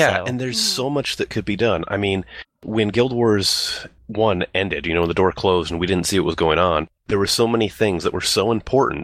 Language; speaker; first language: English; native; English